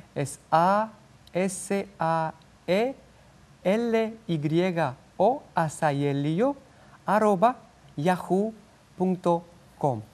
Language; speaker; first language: Spanish; non-native, fluent; Romanian